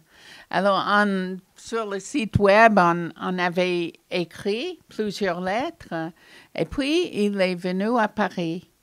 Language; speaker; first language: French; non-native, fluent; English